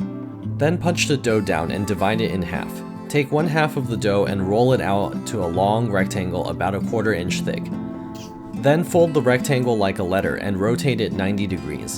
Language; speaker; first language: English; native; English